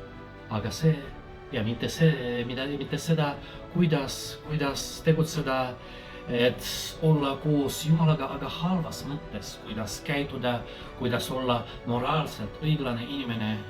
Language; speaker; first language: Estonian; non-native, fluent; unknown